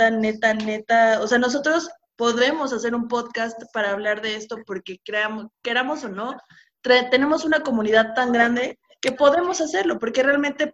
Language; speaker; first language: Spanish; native; Spanish